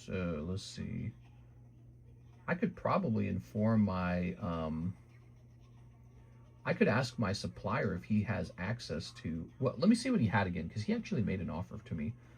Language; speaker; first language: English; native; English